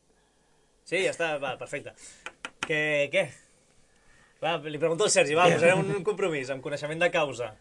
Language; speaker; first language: Catalan; native; Catalan